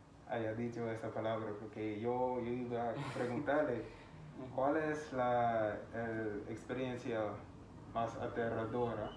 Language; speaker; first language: Spanish; non-native, fluent; English